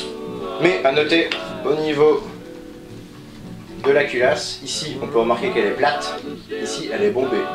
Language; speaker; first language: French; native; French